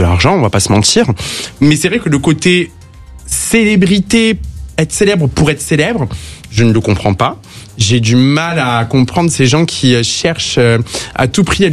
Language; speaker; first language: French; native; French